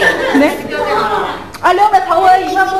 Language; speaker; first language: Chinese; native; Chinese